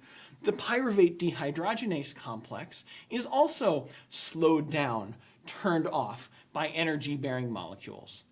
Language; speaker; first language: English; native; English